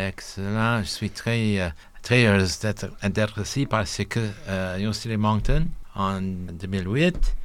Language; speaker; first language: French; non-native, local second language; English